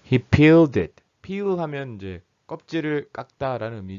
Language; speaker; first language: Korean; native; Korean